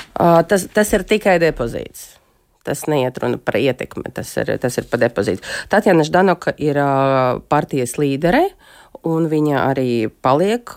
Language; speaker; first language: Latvian; non-native, local second language; Russian